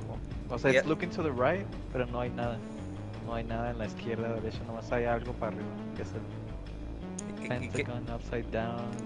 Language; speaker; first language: Spanish; early bilingual, other home language; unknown